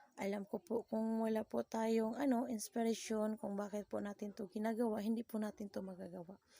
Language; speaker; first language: Filipino; non-native, local second language; Cebuano